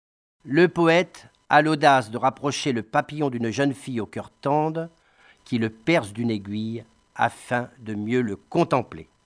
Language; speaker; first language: French; native; French